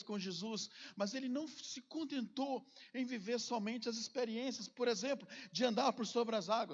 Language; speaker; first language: Portuguese; native; Portuguese